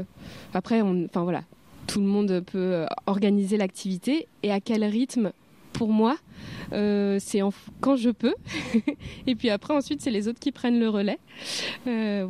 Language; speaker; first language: French; native; French